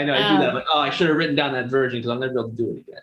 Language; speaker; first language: English; native; English